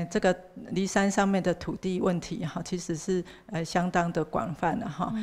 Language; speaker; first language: Chinese; native; Chinese